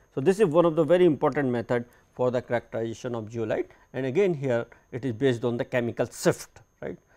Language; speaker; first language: English; non-native, local second language; Hindi